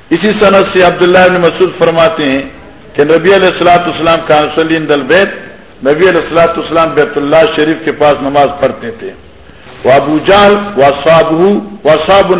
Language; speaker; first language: Urdu; non-native, local second language; Pashto